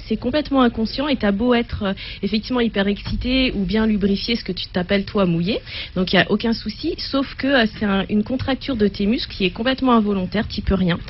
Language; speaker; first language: French; native; French